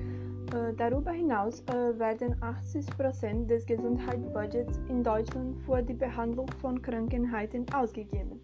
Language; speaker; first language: German; non-native, learner; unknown